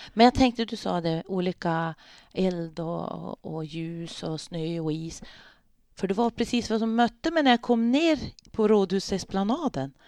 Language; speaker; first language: Swedish; native; Swedish